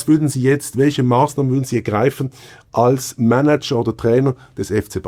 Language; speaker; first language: German; native; German